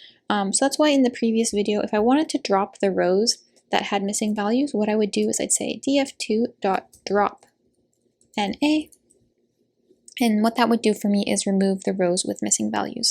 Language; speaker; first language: English; native; English